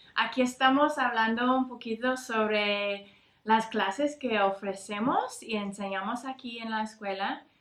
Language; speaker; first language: Spanish; non-native, fluent; English